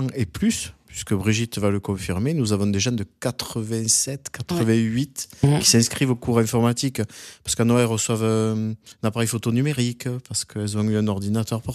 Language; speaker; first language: French; native; French